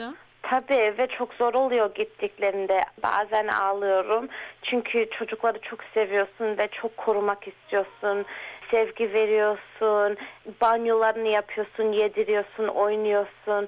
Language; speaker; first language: Turkish; early bilingual, heritage; Turkish